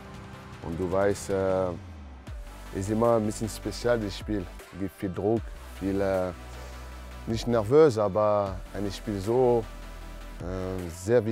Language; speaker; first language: German; non-native, learner; French